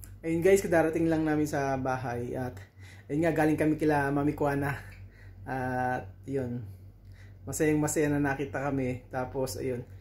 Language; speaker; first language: Filipino; native; Filipino